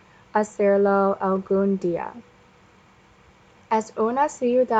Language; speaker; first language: Spanish; non-native, learner; English